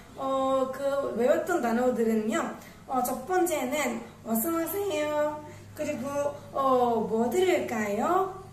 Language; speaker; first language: Korean; non-native, learner; Tamil